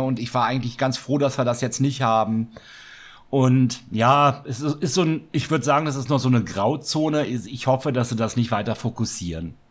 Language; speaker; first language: German; native; German